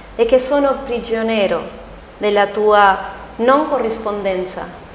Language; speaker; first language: Italian; early bilingual, other home language; Spanish